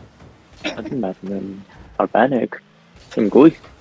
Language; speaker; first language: Welsh; non-native, local second language; English